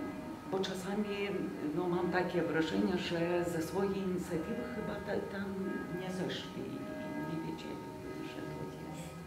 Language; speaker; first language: Polish; non-native, fluent; Lithuanian